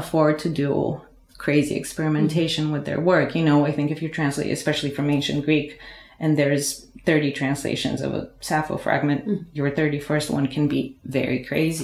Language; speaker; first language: English; non-native, fluent; Bulgarian